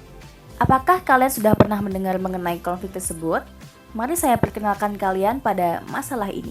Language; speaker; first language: Indonesian; native; Indonesian